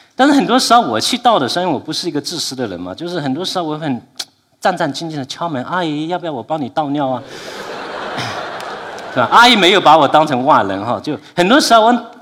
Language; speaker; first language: Chinese; native; Chinese